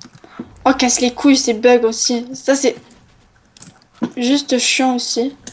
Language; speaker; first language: French; native; French